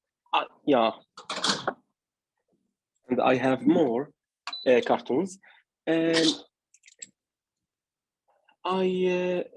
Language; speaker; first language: English; non-native, learner; Arabic